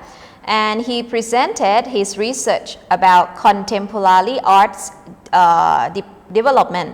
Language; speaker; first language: English; non-native, fluent; Thai